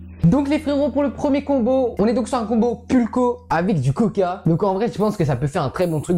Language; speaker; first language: French; native; French